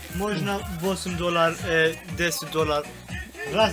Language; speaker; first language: Russian; non-native, learner; Turkish